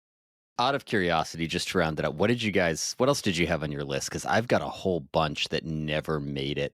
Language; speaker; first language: English; native; English